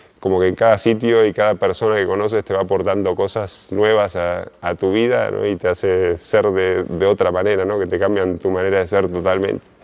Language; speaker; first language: Spanish; native; Spanish